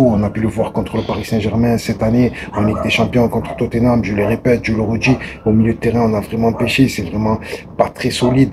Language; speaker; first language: French; native; French